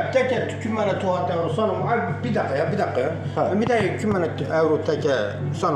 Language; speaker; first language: Finnish; non-native, learner; Turkish